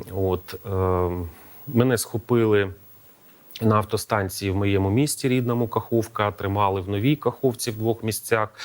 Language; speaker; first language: Ukrainian; native; Ukrainian